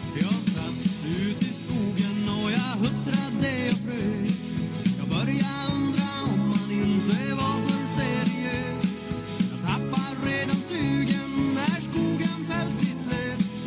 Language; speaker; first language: Swedish; native; Swedish